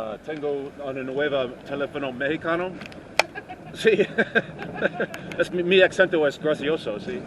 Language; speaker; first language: Spanish; non-native, learner; English